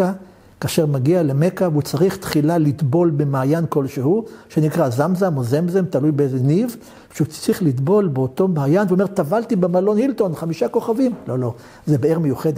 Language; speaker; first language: Hebrew; native; Hebrew